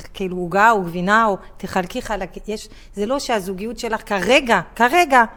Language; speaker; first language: Hebrew; non-native, fluent; French